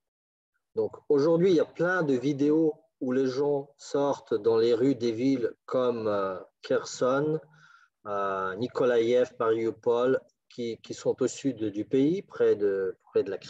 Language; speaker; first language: French; non-native, fluent; Ukrainian